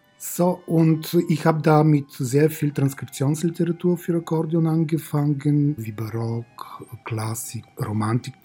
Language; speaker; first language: German; non-native, fluent; Bulgarian